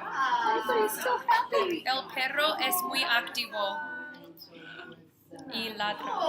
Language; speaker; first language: Spanish; non-native, learner; English